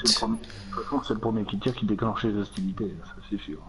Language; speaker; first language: French; native; French